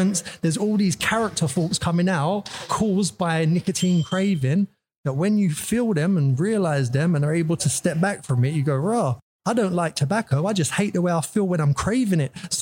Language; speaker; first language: English; native; English